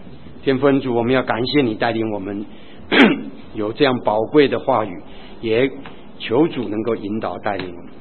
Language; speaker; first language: Chinese; native; Chinese